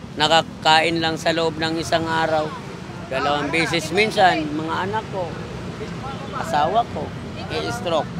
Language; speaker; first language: Filipino; native; Filipino